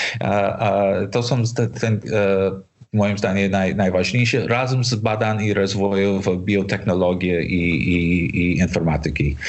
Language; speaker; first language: Polish; non-native, learner; English